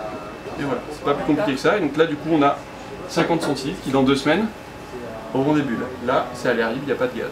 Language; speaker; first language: French; native; French